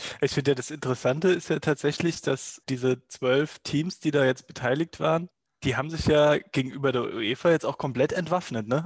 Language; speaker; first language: German; native; German